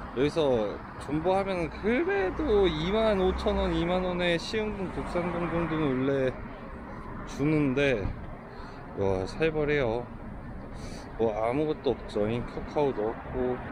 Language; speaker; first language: Korean; native; Korean